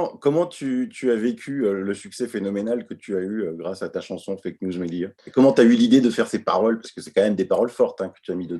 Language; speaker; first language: French; native; French